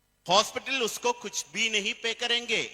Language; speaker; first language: Hindi; non-native, fluent; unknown